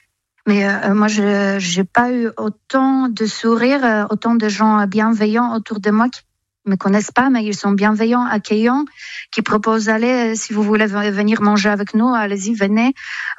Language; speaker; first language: French; non-native, fluent; Polish